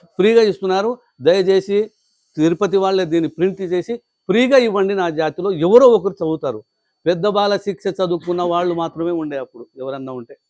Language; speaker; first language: Telugu; non-native, local second language; Lambadi